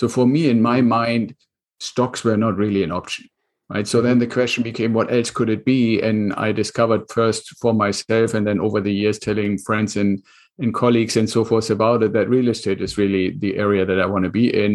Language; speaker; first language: English; non-native, fluent; German